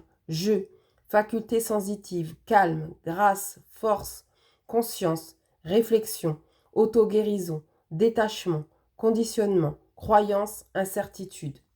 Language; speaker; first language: French; native; French